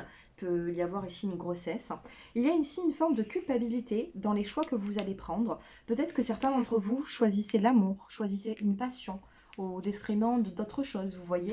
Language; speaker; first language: French; native; French